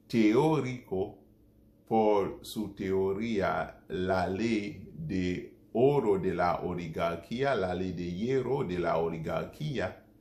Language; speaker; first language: Spanish; non-native, fluent; Haitian Creole